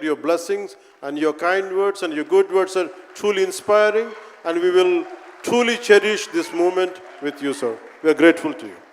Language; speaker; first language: English; non-native, local second language; Telugu